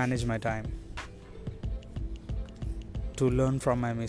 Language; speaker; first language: English; non-native, local second language; Marathi